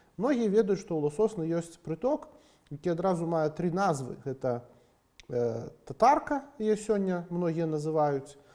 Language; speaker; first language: Belarusian; non-native, local second language; Russian